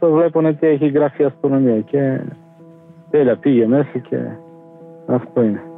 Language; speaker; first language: Greek; non-native, learner; Bulgarian